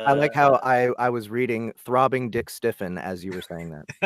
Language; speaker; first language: English; native; English